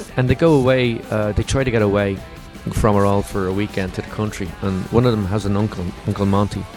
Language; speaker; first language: English; native; English